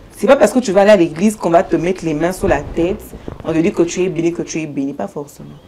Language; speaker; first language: French; non-native, local second language; Lingala